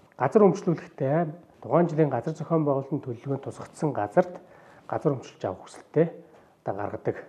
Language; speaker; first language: Mongolian; native; Mongolian